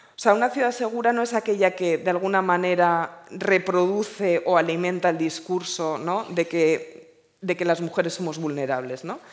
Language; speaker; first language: Spanish; native; Spanish